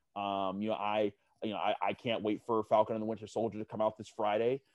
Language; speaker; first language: English; native; English